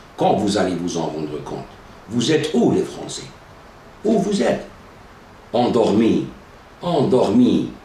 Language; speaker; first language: French; non-native, local second language; Arabic